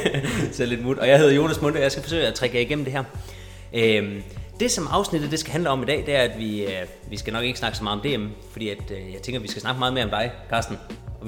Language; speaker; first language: Danish; native; Danish